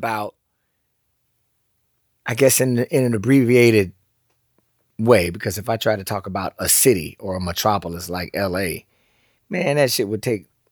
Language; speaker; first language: English; native; English